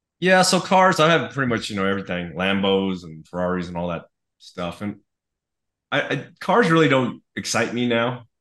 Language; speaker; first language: English; native; English